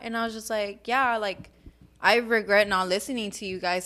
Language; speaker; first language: English; early bilingual, other home language; Spanish